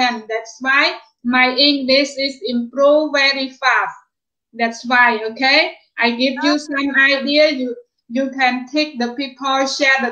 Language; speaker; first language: English; non-native, fluent; Khmer